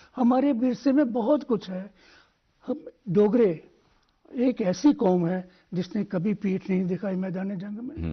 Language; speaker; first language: Hindi; non-native, local second language; Dogri